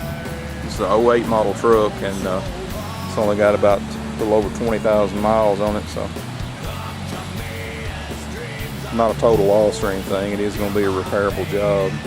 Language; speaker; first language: English; native; English